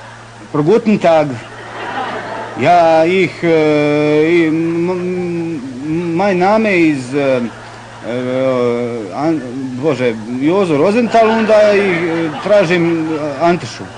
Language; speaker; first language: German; non-native, learner; Croatian